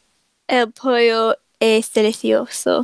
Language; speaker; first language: Spanish; non-native, learner; English